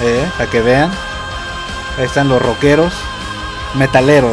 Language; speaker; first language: Spanish; native; Spanish